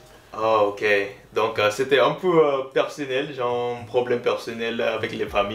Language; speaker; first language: French; non-native, learner; Filipino